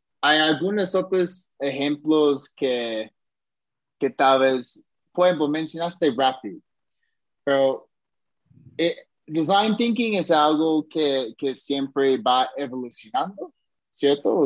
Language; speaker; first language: Spanish; non-native, fluent; English